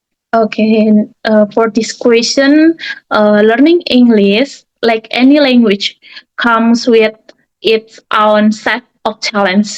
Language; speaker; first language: English; non-native, learner; Indonesian